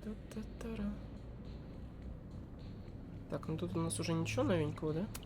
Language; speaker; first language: Russian; native; Russian